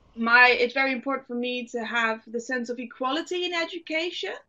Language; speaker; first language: English; non-native, fluent; Dutch